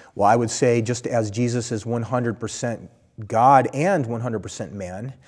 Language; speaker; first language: English; native; English